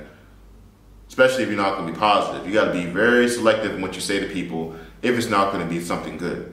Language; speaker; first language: English; native; English